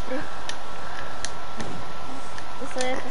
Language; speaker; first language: Polish; early bilingual, heritage; Polish